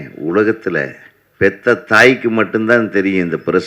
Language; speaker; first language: Tamil; native; Tamil